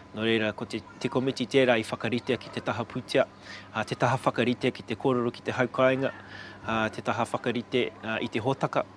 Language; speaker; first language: Māori; non-native, local second language; English